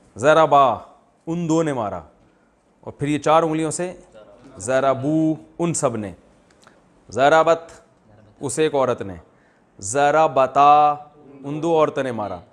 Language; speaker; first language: Urdu; native; Urdu